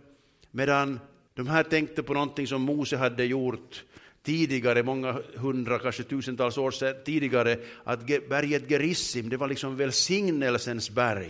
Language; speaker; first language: Swedish; native; Swedish